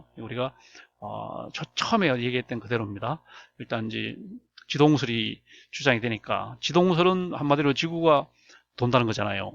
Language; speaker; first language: Korean; native; Korean